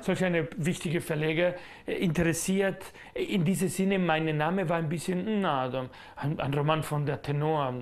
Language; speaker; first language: German; non-native, learner; Spanish